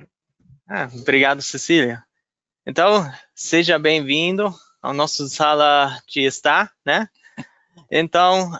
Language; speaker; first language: Portuguese; non-native, fluent; German